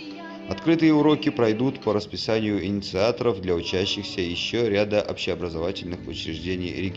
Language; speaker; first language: Russian; native; Russian